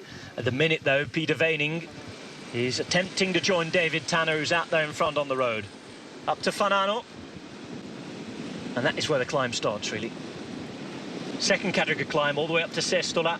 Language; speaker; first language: English; native; English